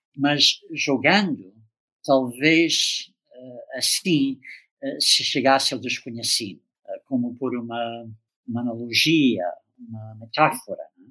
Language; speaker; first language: Portuguese; non-native, fluent; English